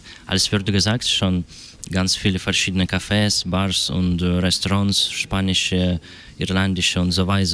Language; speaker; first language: German; non-native, fluent; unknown